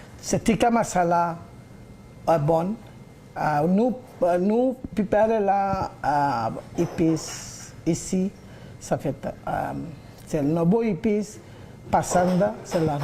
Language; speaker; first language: French; non-native, learner; Bangla